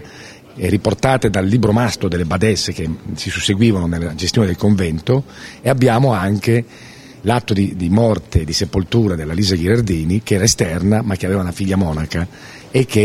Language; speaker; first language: Italian; native; Italian